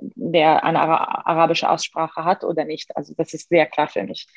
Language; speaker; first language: German; non-native, fluent; Arabic